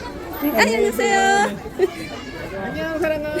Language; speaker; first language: Korean; non-native, learner; Filipino